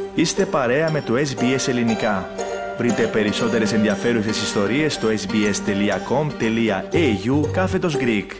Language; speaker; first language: Greek; native; Greek